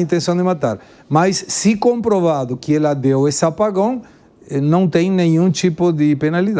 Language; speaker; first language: Portuguese; non-native, fluent; Spanish